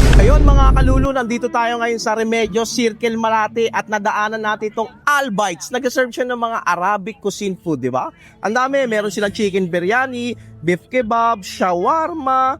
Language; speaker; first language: Filipino; native; Filipino